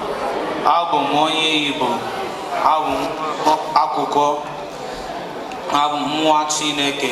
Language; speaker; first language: Igbo; early bilingual, heritage; Igbo